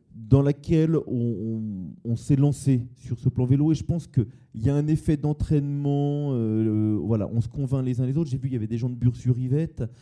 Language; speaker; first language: French; native; French